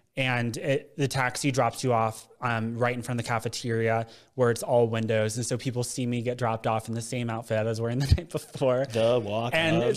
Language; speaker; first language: English; native; English